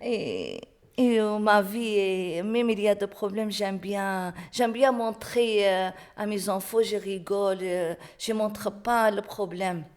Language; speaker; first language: French; non-native, learner; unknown